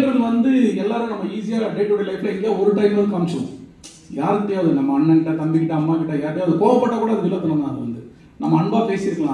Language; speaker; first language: Tamil; native; Tamil